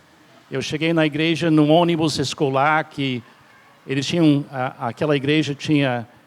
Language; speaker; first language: Portuguese; non-native, fluent; English